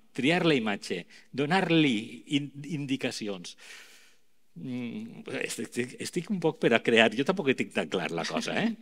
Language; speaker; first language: Catalan; native; Catalan